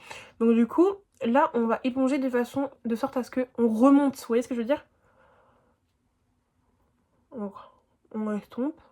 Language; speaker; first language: French; native; French